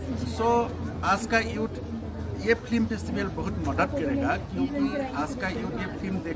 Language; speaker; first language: Hindi; non-native, local second language; Assamese